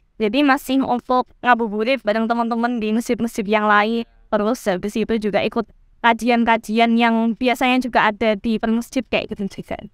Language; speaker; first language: Indonesian; native; Indonesian